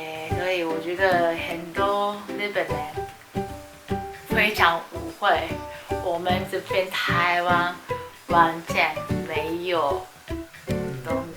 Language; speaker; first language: Chinese; non-native, fluent; Japanese